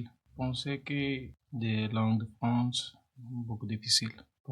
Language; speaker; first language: French; non-native, learner; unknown